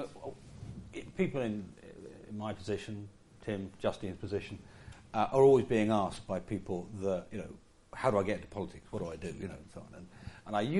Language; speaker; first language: English; native; English